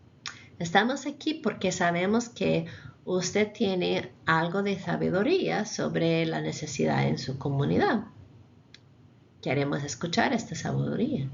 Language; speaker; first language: Spanish; non-native, fluent; English